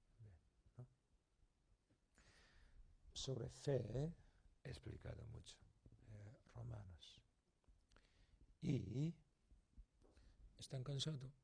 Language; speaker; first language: Spanish; non-native, learner; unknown